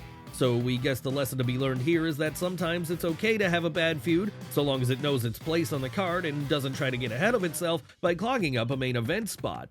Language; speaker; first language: English; native; English